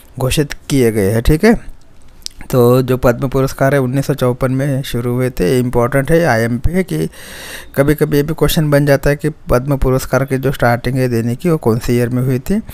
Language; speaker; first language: Hindi; non-native, local second language; Marathi